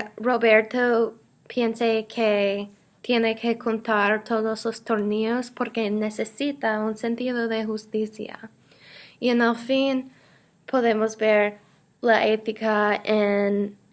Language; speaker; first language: Spanish; non-native, learner; English